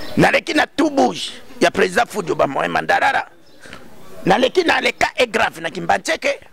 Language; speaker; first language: Lingala; native; Lingala